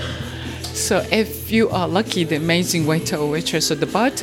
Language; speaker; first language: English; non-native, fluent; Japanese